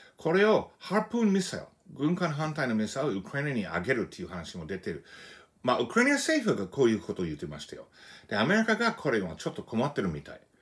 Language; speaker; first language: Japanese; non-native, fluent; English